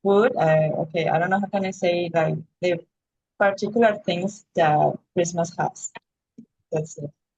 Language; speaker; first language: English; non-native, learner; Spanish